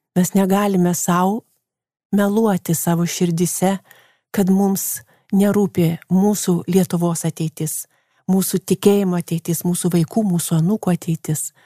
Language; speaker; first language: Lithuanian; native; Lithuanian